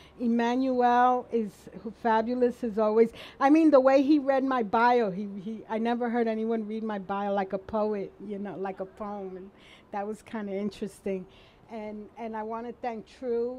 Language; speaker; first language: English; early bilingual, other home language; Spanish